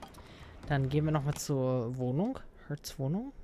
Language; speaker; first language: German; native; German